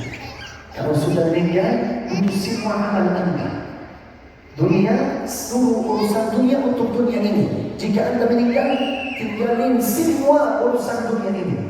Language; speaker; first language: Indonesian; non-native, fluent; Arabic